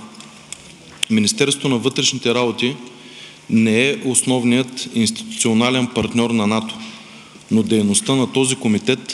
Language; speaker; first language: Bulgarian; native; Bulgarian